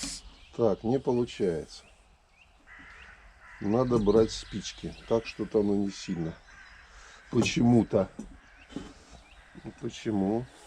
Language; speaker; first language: Russian; native; Russian